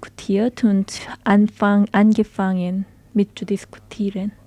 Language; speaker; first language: German; non-native, learner; Korean